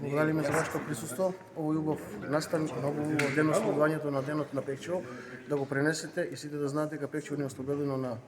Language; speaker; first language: Macedonian; native; Macedonian